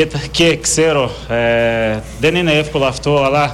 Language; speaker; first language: Greek; non-native, learner; Portuguese